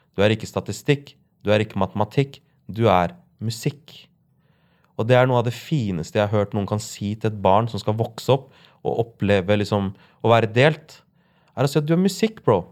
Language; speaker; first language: Norwegian; native; Norwegian